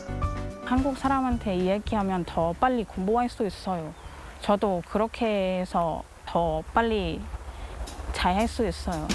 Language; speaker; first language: Korean; non-native, learner; Thai